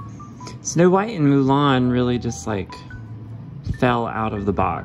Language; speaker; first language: English; native; English